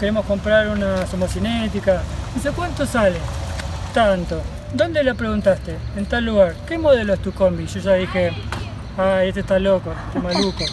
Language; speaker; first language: Spanish; native; Spanish